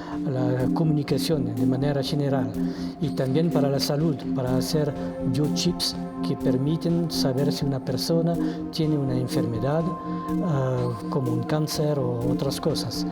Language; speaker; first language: Spanish; non-native, fluent; French